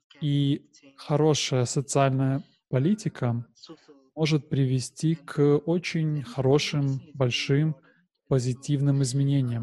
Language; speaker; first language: Russian; non-native, learner; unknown